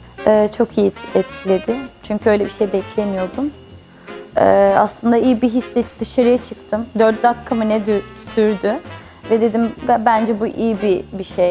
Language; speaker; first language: Turkish; early bilingual, heritage; Turkish